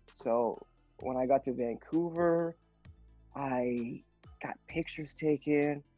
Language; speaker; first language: English; native; English